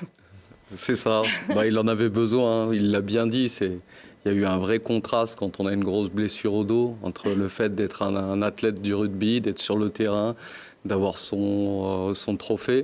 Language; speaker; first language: French; native; French